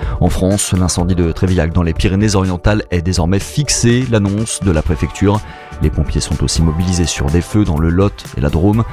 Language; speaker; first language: French; native; French